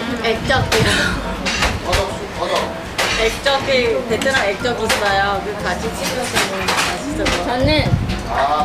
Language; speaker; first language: Korean; non-native, fluent; Vietnamese